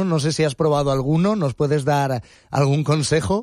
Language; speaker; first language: Spanish; native; Spanish